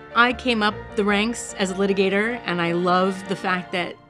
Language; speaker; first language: English; native; English